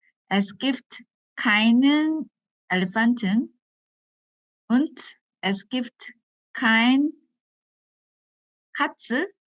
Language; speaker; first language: German; non-native, learner; Korean